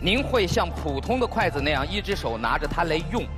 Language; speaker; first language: Chinese; native; Chinese